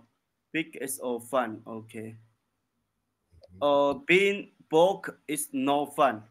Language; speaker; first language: English; non-native, learner; Chinese